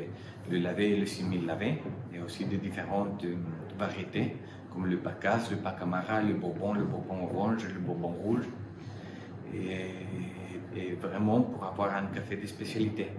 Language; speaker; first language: French; non-native, fluent; Spanish